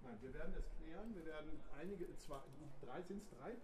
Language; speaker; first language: German; native; German